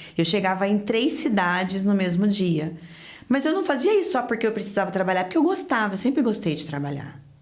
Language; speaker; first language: Portuguese; native; Portuguese